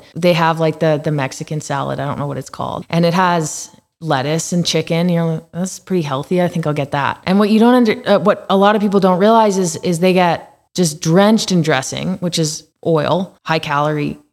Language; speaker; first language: English; native; English